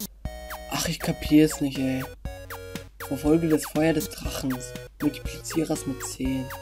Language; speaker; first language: German; native; German